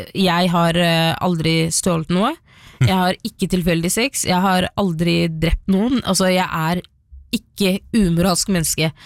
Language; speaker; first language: Norwegian; early bilingual, other home language; Somali